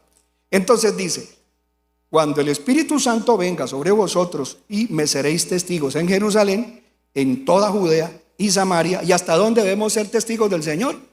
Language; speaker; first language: Spanish; native; Spanish